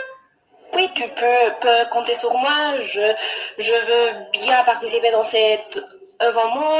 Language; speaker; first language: French; non-native, learner; English